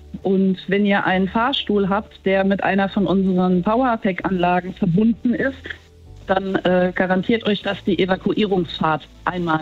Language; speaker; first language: German; native; German